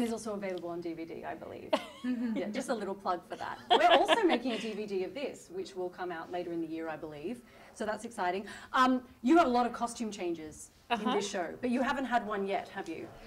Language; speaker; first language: English; native; English